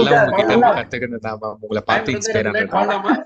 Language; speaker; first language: Tamil; native; Tamil